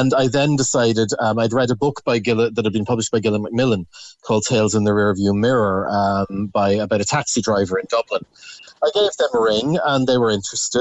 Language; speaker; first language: English; native; English